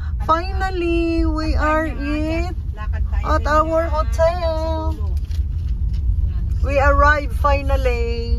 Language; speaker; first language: English; non-native, local second language; Filipino